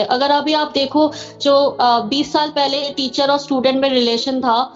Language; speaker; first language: Hindi; native; Hindi